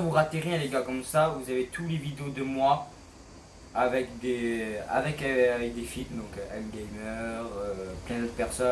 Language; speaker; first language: French; native; French